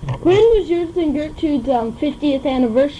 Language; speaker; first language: English; native; English